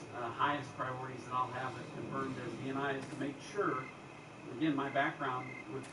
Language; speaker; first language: English; native; English